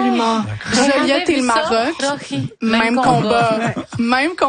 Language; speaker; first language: French; native; French